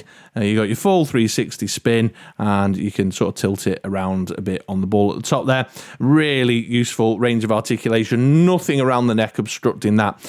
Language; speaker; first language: English; native; English